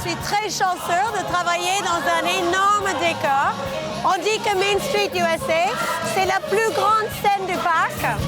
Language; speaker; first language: French; non-native, fluent; English